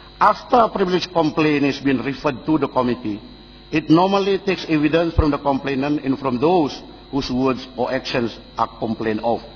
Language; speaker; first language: English; non-native, local second language; Malay